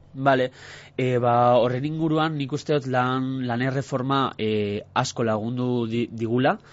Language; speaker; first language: Basque; non-native, local second language; Spanish